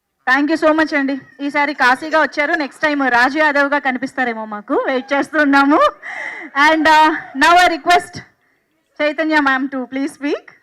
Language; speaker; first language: Telugu; native; Telugu